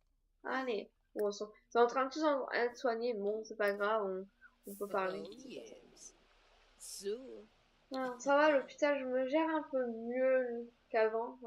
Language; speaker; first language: French; native; French